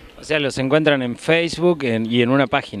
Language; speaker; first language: Spanish; native; Spanish